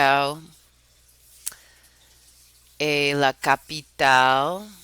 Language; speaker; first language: French; non-native, fluent; English